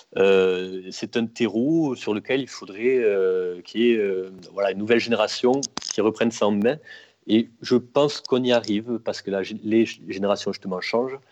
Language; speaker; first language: French; native; French